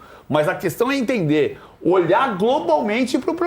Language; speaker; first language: Portuguese; native; Portuguese